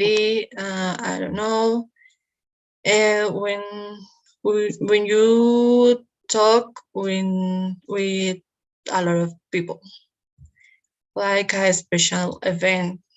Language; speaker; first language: English; non-native, learner; Spanish